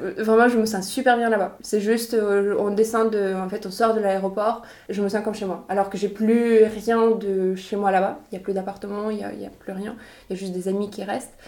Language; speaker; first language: French; non-native, fluent; Russian